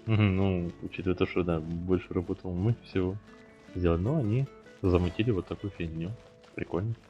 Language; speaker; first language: Russian; native; Russian